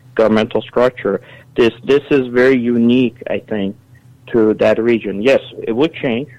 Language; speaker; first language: English; early bilingual, other home language; Assyrian Neo-Aramaic